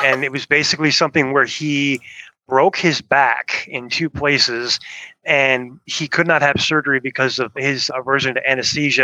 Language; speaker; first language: English; native; English